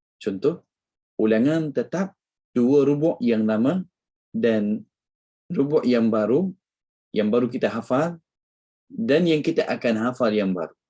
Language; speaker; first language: Malay; non-native, fluent; Arabic